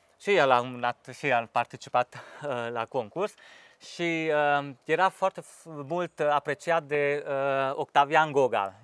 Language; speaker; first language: Romanian; non-native, fluent; French